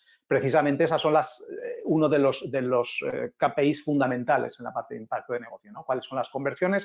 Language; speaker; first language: Spanish; native; Spanish